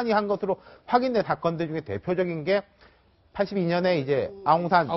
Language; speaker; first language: Korean; native; Korean